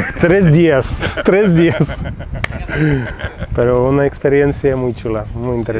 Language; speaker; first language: Spanish; non-native, fluent; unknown